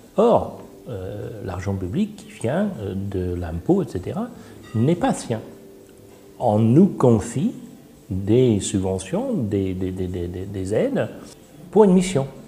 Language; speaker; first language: French; non-native, fluent; English